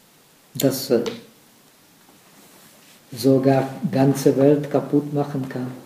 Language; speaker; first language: German; non-native, fluent; Czech